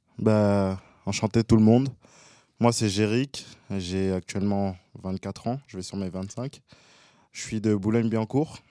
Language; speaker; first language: French; early bilingual, other home language; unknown